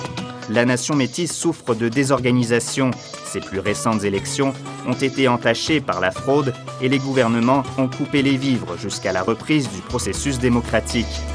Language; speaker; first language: French; native; French